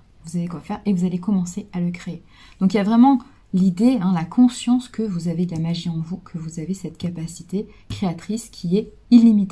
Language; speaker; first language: French; native; French